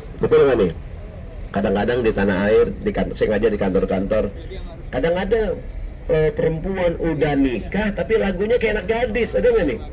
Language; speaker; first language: Indonesian; native; Indonesian